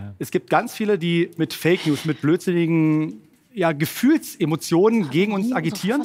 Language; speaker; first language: German; native; German